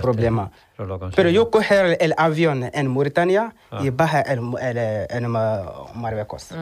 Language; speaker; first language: Spanish; non-native, learner; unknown